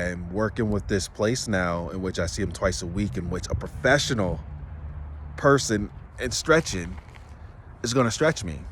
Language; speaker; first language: English; native; English